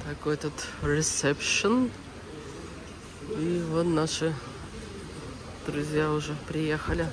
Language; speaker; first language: Russian; native; Russian